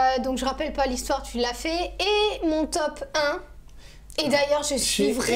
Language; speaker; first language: French; native; French